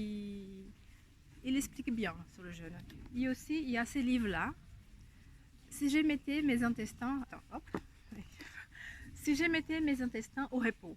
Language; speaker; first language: French; non-native, fluent; Portuguese